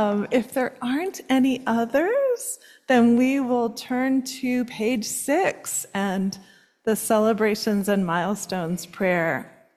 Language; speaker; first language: English; native; English